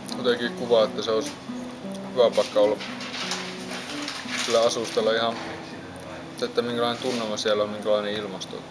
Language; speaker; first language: Finnish; native; Finnish